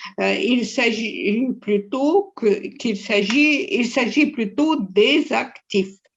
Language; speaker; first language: French; non-native, fluent; Russian